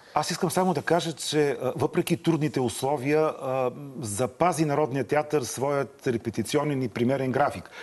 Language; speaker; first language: Bulgarian; native; Bulgarian